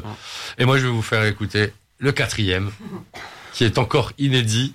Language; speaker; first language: French; native; French